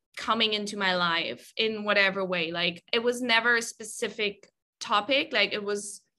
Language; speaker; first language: English; non-native, fluent; German